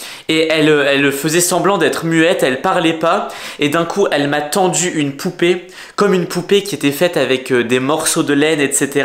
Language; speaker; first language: French; native; French